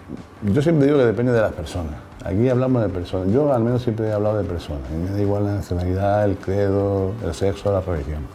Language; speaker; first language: Spanish; native; Spanish